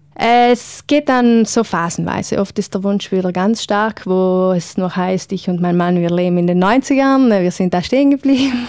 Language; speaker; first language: German; native; German